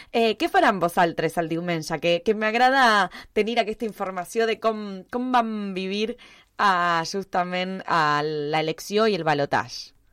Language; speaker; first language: Catalan; early bilingual, heritage; Spanish